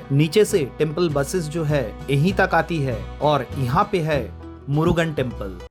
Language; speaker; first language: Hindi; non-native, local second language; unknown